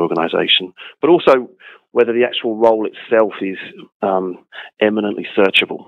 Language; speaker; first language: English; native; English